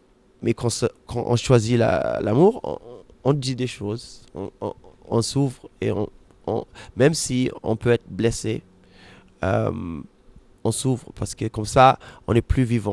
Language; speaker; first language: French; non-native, fluent; German